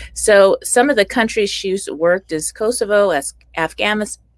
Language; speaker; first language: English; native; English